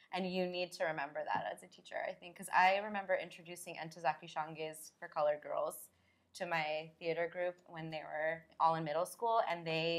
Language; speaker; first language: English; native; English